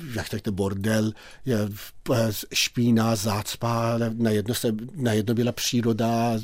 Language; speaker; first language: Czech; non-native, fluent; Persian